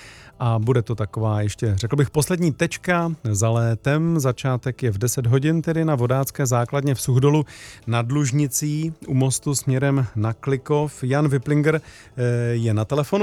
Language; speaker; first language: Czech; native; Czech